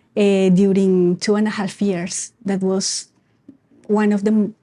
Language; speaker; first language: English; non-native, fluent; Spanish